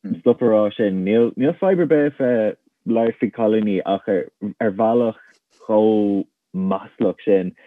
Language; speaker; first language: Irish; non-native, local second language; English